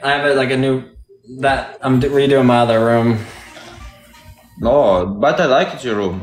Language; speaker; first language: English; native; English